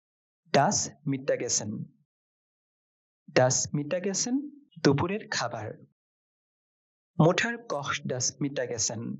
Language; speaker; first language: German; non-native, fluent; Bangla